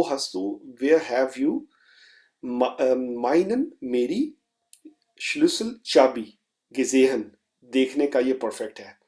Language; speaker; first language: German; non-native, fluent; Urdu